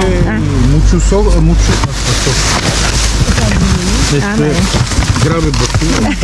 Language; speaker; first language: Spanish; non-native, learner; Filipino